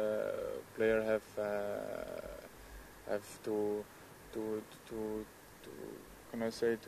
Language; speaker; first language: English; non-native, learner; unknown